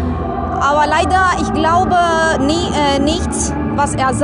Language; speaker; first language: German; non-native, fluent; Greek